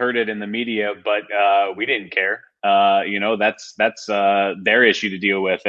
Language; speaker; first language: English; native; English